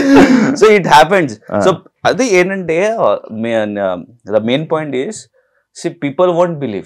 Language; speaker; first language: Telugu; non-native, local second language; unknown